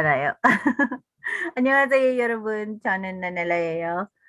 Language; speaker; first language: Korean; non-native, learner; English